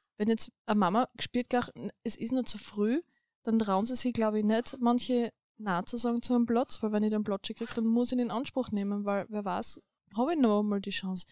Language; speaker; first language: German; native; German